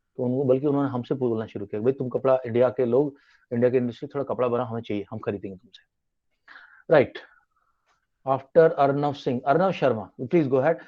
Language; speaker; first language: Hindi; native; Hindi